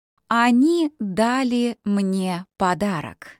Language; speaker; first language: Russian; non-native, learner; English